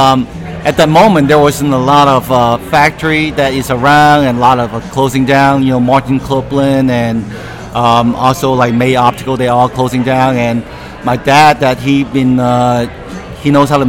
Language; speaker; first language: English; non-native, local second language; Cantonese